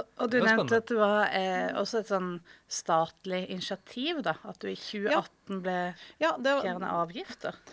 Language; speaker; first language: Norwegian; native; Norwegian